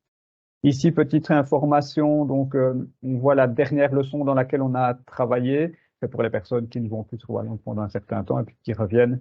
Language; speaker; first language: French; native; French